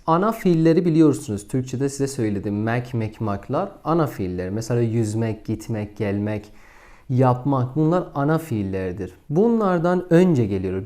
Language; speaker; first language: Turkish; non-native, fluent; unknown